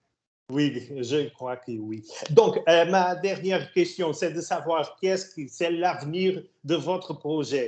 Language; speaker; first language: French; non-native, learner; Portuguese